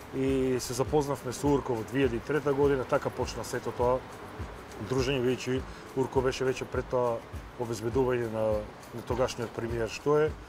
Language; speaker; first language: Macedonian; native; Macedonian